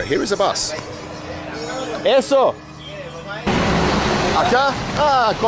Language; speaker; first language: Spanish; non-native, learner; English